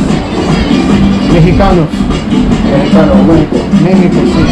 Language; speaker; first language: Spanish; non-native, learner; Russian